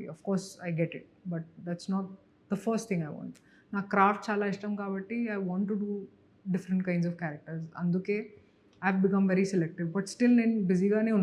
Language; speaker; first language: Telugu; non-native, local second language; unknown